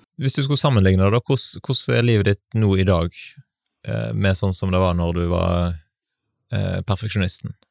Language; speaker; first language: Norwegian; native; Norwegian